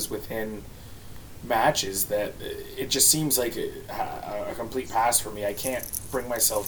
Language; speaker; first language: English; native; English